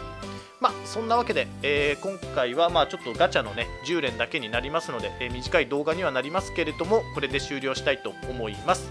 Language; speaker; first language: Japanese; native; Japanese